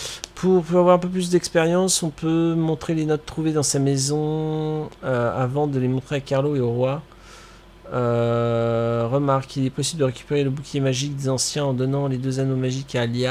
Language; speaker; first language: French; native; French